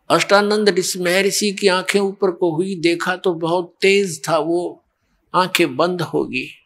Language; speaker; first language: Hindi; native; Hindi